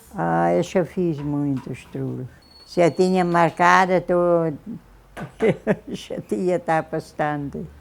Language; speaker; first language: Portuguese; non-native, local second language; German